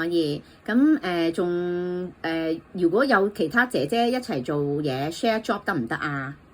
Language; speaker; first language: Cantonese; native; Cantonese